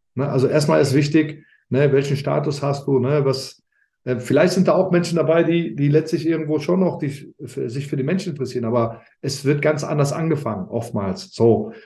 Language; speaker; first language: German; early bilingual, other home language; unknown